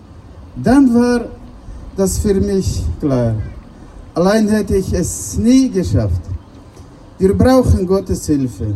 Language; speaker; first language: German; non-native, fluent; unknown